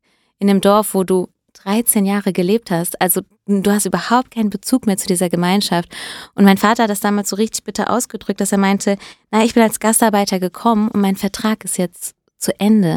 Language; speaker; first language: German; early bilingual, other home language; Italian